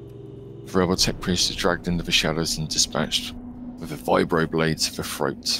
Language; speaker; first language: English; native; English